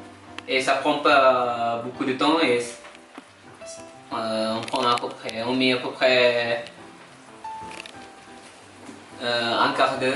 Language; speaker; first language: French; non-native, learner; Malay